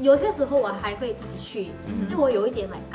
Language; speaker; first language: Chinese; non-native, local second language; English